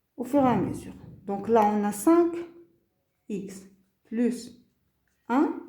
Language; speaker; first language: French; non-native, local second language; Arabic